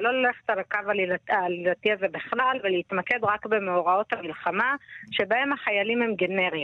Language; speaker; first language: Hebrew; native; Hebrew